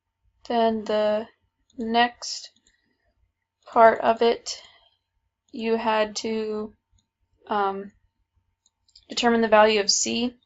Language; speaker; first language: English; native; English